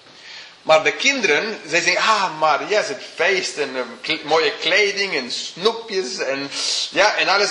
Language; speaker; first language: Dutch; non-native, fluent; English